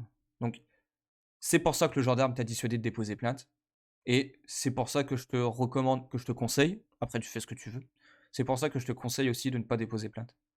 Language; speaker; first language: French; native; French